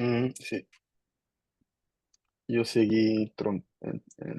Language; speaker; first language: Spanish; non-native, learner; Dutch